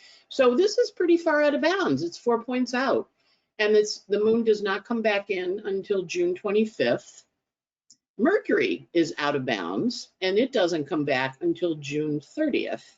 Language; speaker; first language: English; native; English